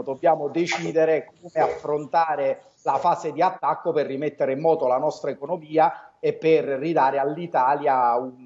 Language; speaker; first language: Italian; native; Italian